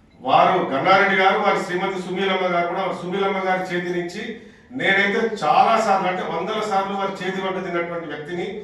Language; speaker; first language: Telugu; non-native, local second language; Urdu